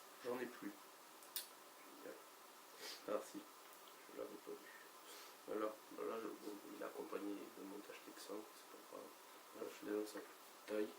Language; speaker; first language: French; native; French